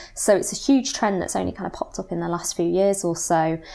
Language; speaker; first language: English; native; English